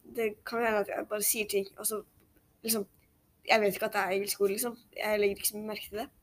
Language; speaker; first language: Norwegian; native; Norwegian